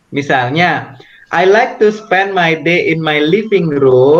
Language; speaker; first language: English; non-native, fluent; Indonesian